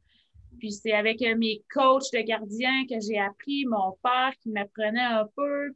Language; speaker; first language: French; native; French